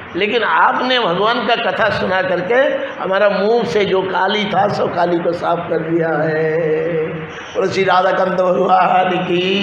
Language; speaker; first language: Hindi; non-native, local second language; Bangla